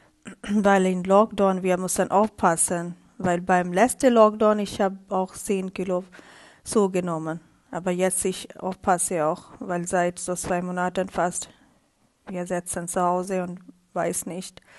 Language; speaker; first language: German; non-native, learner; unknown